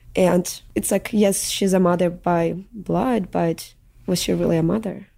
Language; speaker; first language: English; early bilingual, other home language; Russian